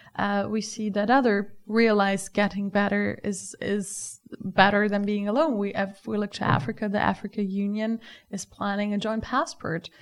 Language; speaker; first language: English; non-native, fluent; German